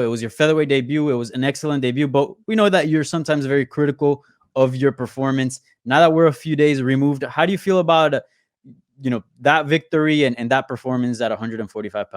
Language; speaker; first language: English; native; English